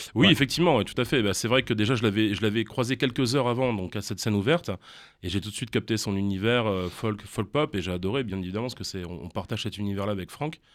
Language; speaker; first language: French; native; French